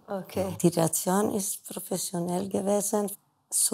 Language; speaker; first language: German; non-native, learner; Spanish